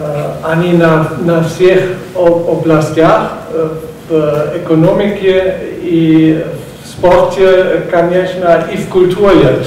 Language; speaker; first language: Russian; non-native, learner; German